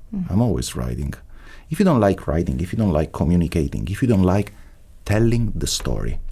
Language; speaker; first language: English; non-native, fluent; Italian